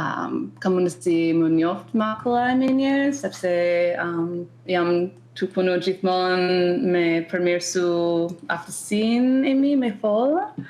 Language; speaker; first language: Albanian; non-native, learner; English